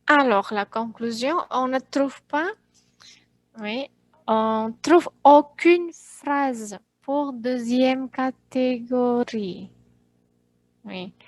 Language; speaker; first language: French; non-native, fluent; Indonesian